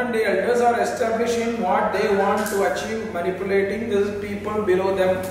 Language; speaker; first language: English; non-native, local second language; Tamil